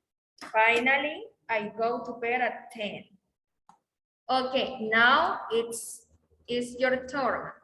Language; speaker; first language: English; non-native, learner; Spanish